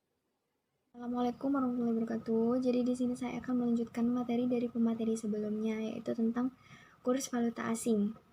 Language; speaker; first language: Indonesian; native; Indonesian